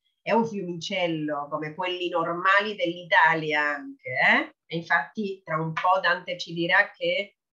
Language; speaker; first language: Italian; non-native, fluent; Spanish